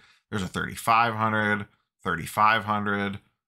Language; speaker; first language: English; native; English